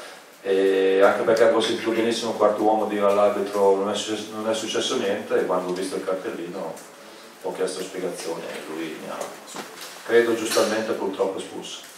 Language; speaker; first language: Italian; native; Italian